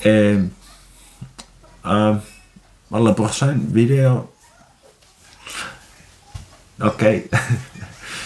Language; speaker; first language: French; non-native, learner; Finnish